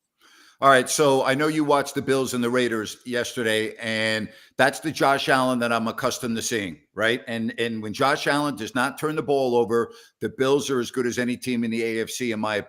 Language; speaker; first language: English; native; English